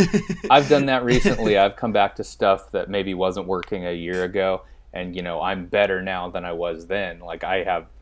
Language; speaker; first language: English; native; English